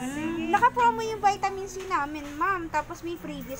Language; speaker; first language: Filipino; native; Filipino